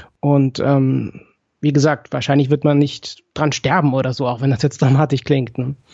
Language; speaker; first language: German; native; German